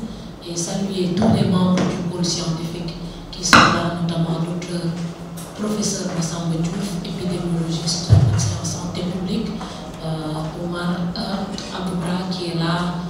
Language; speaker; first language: French; non-native, local second language; Wolof